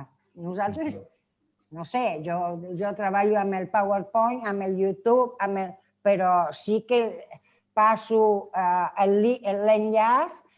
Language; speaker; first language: Catalan; non-native, learner; Spanish